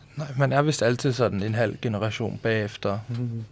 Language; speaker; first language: Danish; non-native, local second language; Faroese